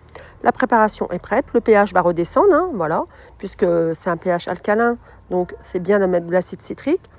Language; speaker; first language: French; native; French